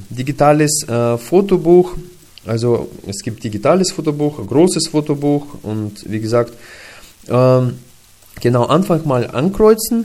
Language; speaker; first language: German; non-native, fluent; Russian